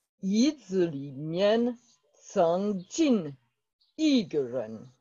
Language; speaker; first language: Chinese; non-native, learner; French